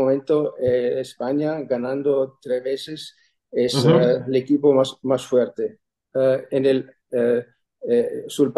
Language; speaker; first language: Spanish; non-native, fluent; German